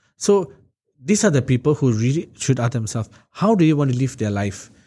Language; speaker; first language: English; native; English